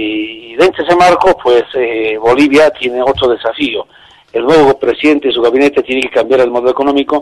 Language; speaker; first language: Spanish; native; Spanish